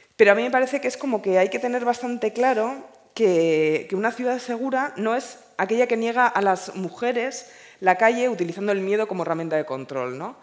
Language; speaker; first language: Spanish; native; Spanish